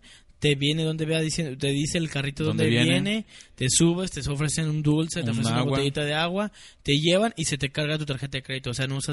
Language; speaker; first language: Spanish; native; Spanish